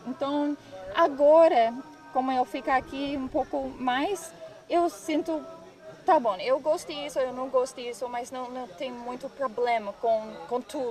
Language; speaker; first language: Portuguese; non-native, learner; English